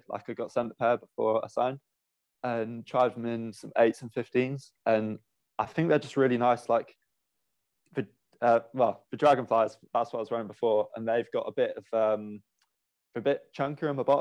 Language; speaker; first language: English; native; English